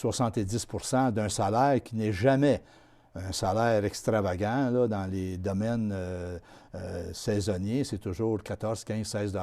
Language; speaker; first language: French; native; French